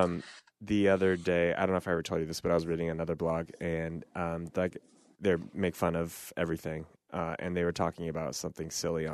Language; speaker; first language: English; native; English